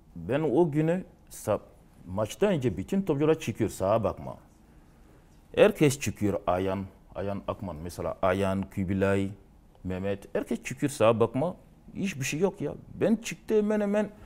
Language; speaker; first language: Turkish; non-native, learner; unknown